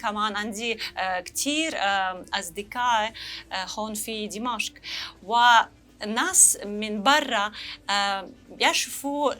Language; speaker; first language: Arabic; non-native, learner; Russian